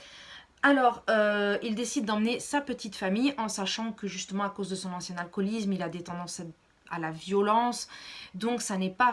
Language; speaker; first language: French; native; French